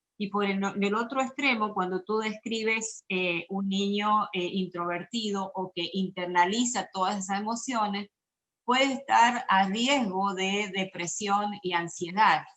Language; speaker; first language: Spanish; native; Spanish